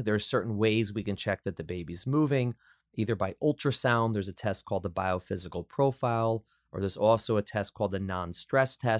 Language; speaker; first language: English; native; English